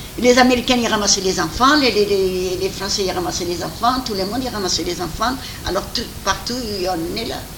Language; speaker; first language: French; non-native, fluent; Armenian